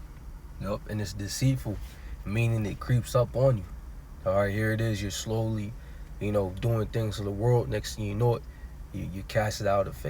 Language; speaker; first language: English; native; English